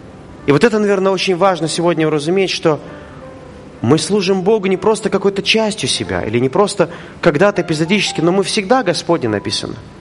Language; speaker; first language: Russian; native; Russian